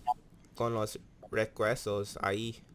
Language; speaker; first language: Spanish; non-native, learner; English